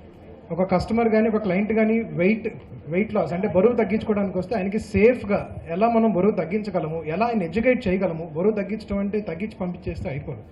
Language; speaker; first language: Telugu; native; Telugu